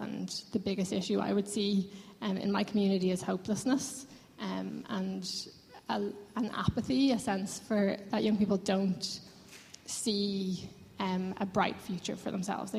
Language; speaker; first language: English; native; English